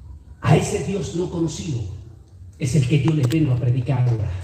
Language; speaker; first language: Spanish; native; Spanish